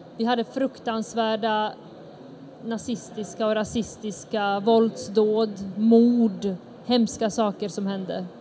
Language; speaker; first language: Swedish; early bilingual, other home language; Bosnian